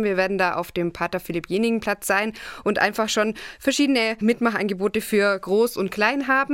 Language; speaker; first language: German; native; German